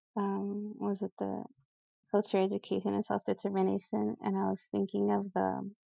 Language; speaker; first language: English; early bilingual, other home language; Spanish